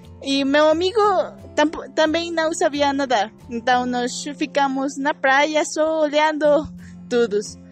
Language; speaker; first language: Portuguese; non-native, learner; Spanish